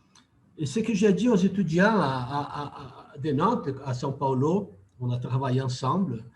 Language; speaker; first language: French; non-native, fluent; Portuguese